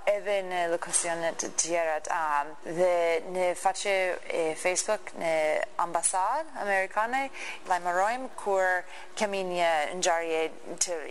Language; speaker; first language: Albanian; non-native, learner; English